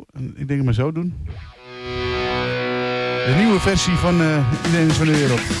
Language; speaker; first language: Dutch; native; Dutch